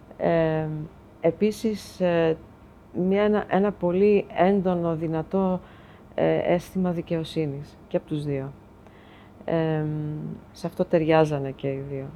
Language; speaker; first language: Greek; early bilingual, heritage; Greek